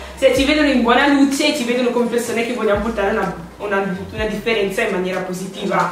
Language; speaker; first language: Italian; early bilingual, other home language; English